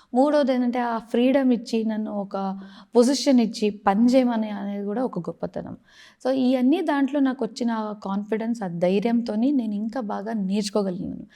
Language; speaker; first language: Telugu; non-native, local second language; Kannada